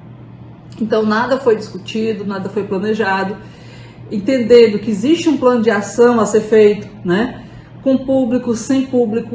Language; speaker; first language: Portuguese; native; Portuguese